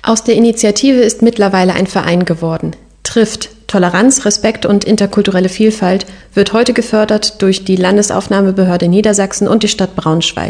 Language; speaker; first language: German; native; German